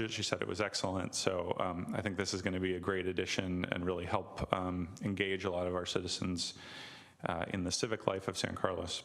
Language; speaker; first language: English; native; English